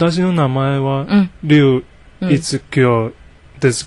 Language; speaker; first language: Japanese; non-native, learner; Chinese